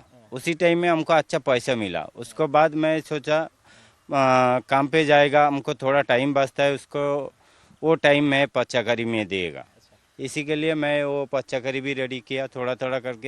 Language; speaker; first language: Hindi; non-native, local second language; Odia